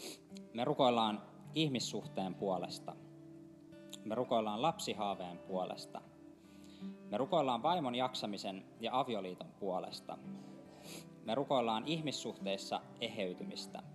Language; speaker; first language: Finnish; native; Finnish